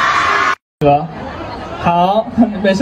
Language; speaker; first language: Chinese; native; Chinese